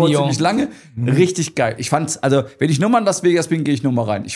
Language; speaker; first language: German; native; German